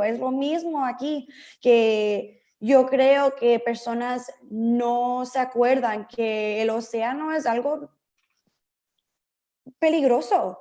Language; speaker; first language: Spanish; early bilingual, heritage; Spanish